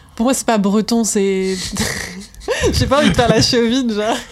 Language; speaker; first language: French; native; French